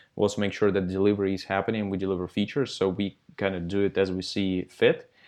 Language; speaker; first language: English; non-native, fluent; Russian